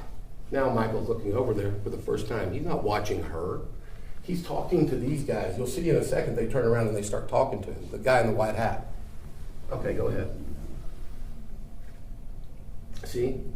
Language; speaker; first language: English; native; English